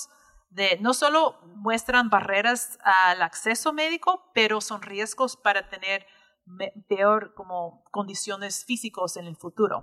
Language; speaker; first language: Spanish; early bilingual, heritage; English